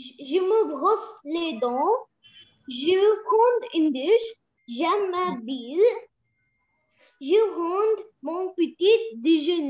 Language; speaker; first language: French; non-native, learner; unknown